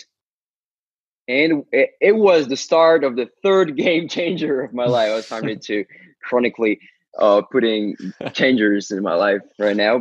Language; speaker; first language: English; non-native, fluent; Ukrainian